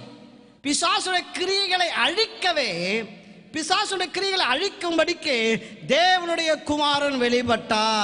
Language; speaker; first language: Tamil; native; Tamil